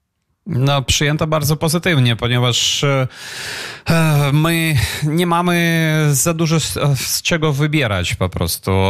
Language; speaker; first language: Polish; non-native, fluent; Ukrainian